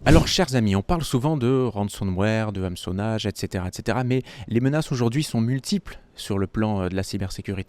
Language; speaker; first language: French; native; French